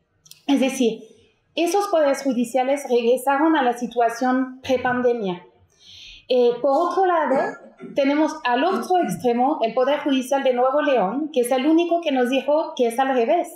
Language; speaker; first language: Spanish; native; Spanish